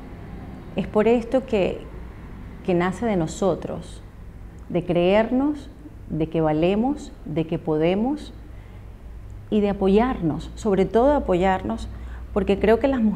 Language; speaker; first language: Spanish; native; Spanish